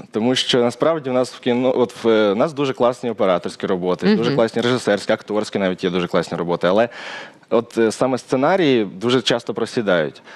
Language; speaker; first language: Ukrainian; native; Ukrainian